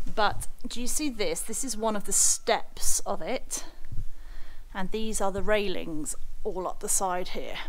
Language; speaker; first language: English; native; English